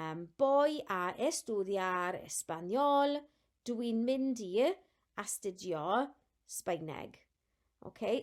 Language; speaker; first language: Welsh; non-native, local second language; English